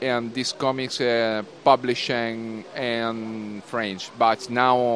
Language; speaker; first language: English; non-native, learner; Italian